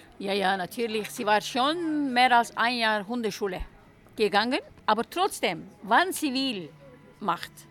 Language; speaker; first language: German; non-native, learner; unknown